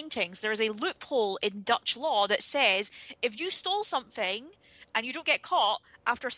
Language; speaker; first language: English; native; English